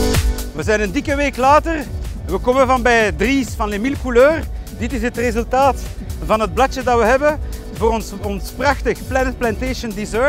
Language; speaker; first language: Dutch; native; Dutch